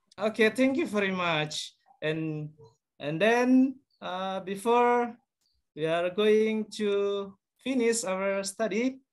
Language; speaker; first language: English; non-native, learner; Indonesian